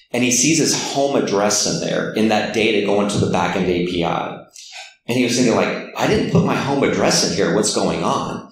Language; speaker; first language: English; native; English